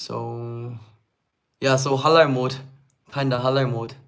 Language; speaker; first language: English; non-native, fluent; Korean